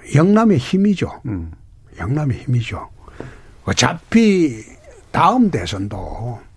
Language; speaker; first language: Korean; native; Korean